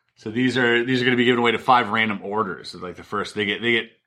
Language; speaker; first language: English; early bilingual, other home language; German